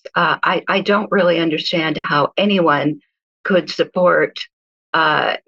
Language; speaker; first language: English; early bilingual, other home language; Hebrew